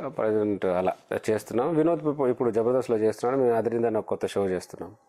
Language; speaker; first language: Telugu; non-native, local second language; Lambadi